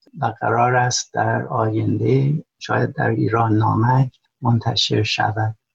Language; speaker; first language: Persian; non-native, fluent; English